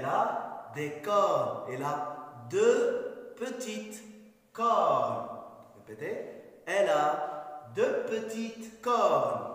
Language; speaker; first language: French; non-native, local second language; Arabic